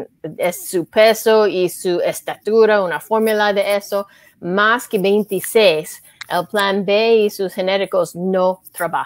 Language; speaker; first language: Spanish; non-native, learner; English